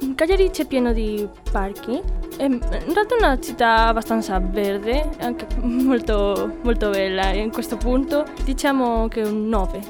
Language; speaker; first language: Italian; non-native, fluent; Spanish